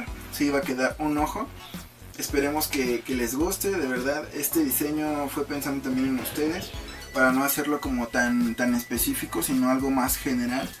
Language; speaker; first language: Spanish; native; Spanish